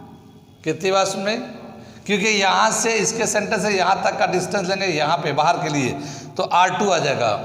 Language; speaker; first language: Hindi; native; Hindi